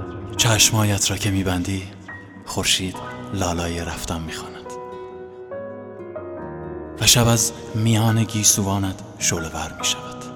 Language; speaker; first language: Persian; native; Persian